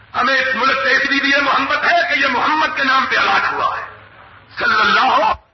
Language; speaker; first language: Urdu; non-native, local second language; Punjabi